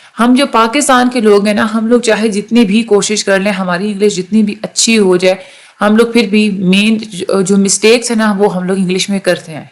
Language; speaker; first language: Urdu; native; Urdu